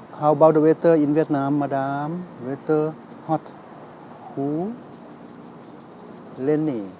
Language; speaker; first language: English; non-native, learner; Thai